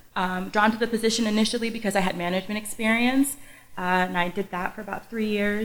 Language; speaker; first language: English; native; English